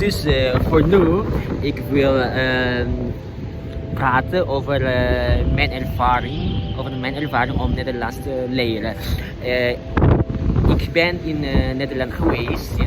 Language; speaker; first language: Dutch; non-native, learner; Indonesian